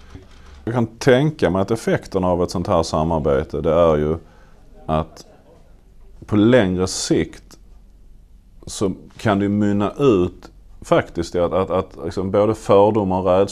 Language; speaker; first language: Swedish; native; Swedish